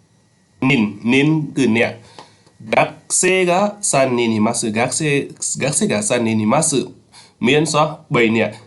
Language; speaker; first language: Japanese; non-native, fluent; Khmer